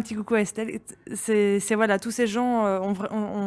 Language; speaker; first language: French; native; French